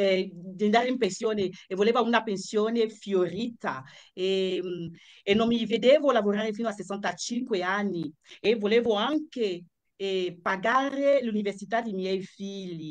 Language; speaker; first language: Italian; non-native, fluent; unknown